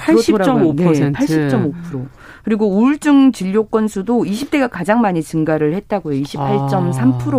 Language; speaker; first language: Korean; native; Korean